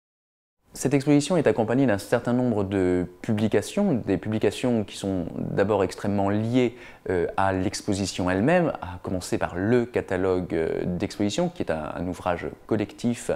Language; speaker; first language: French; native; French